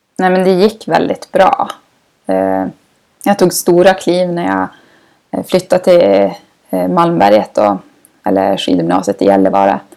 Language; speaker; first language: Swedish; native; Swedish